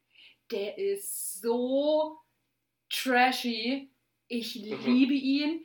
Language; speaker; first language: German; native; German